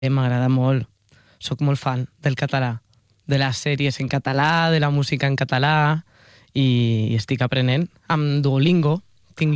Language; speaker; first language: Catalan; non-native, learner; Spanish